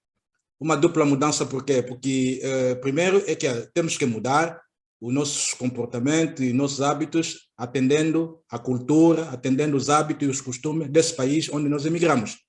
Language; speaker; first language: Portuguese; native; Portuguese